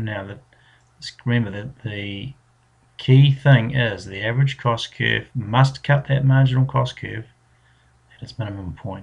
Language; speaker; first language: English; native; English